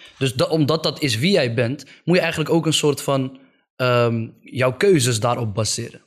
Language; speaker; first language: Dutch; early bilingual, other home language; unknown